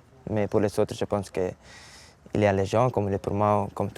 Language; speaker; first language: French; non-native, learner; Italian